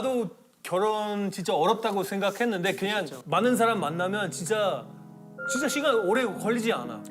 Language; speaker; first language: Korean; non-native, learner; French